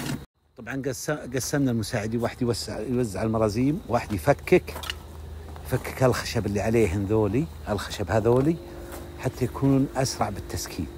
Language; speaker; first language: Arabic; native; Arabic